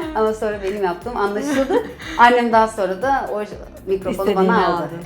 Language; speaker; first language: Turkish; early bilingual, heritage; Turkish